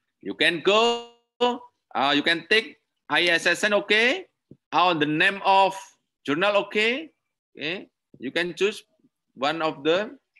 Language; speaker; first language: English; non-native, learner; Indonesian